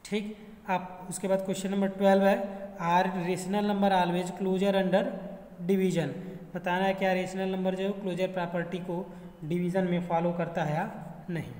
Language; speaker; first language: Hindi; native; Hindi